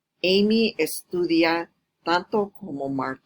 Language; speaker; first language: Spanish; non-native, fluent; English